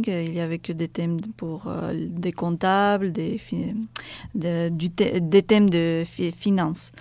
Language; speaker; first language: French; non-native, fluent; Russian